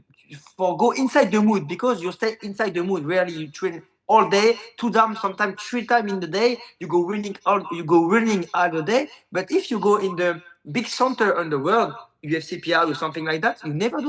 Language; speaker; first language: English; non-native, learner; French